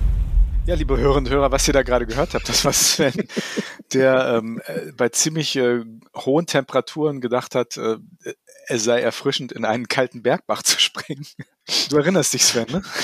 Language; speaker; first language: German; native; German